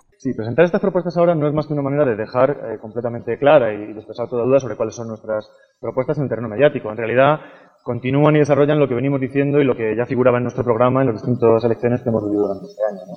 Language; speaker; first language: Spanish; native; Spanish